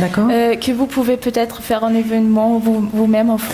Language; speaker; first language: French; non-native, fluent; German